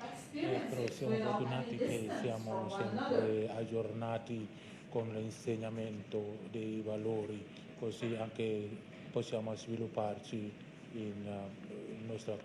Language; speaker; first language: Italian; non-native, fluent; Indonesian